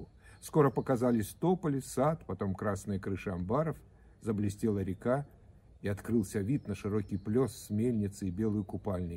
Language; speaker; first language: Russian; native; Russian